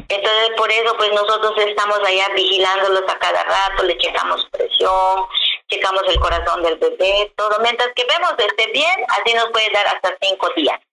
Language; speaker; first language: Spanish; non-native, local second language; Yucateco